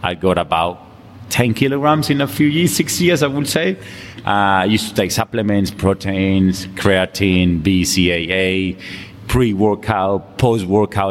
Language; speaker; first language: English; non-native, fluent; Spanish